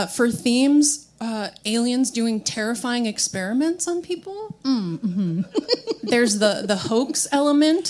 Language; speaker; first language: English; native; English